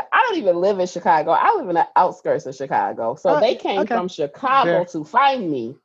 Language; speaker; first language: English; native; English